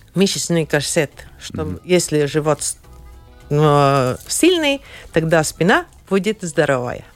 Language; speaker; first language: Russian; non-native, learner; Latvian